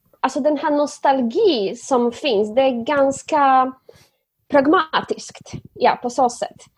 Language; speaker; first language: Swedish; non-native, fluent; Polish